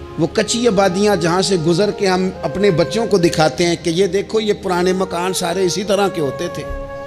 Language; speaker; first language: Urdu; non-native, local second language; Punjabi